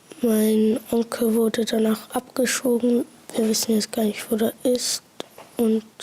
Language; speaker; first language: German; early bilingual, other home language; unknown